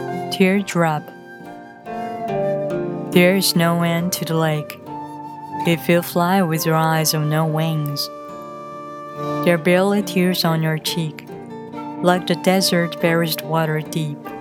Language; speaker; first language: English; non-native, fluent; Chinese